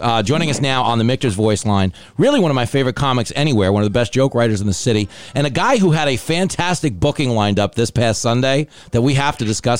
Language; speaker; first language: English; native; English